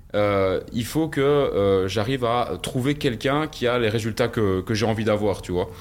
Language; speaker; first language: French; native; French